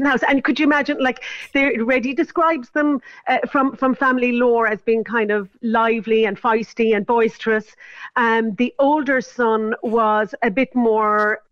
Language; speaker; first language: English; native; English